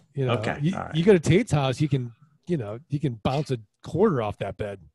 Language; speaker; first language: English; native; English